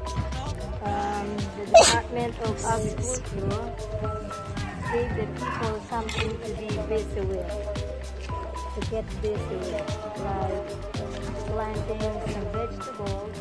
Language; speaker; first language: English; non-native, local second language; Filipino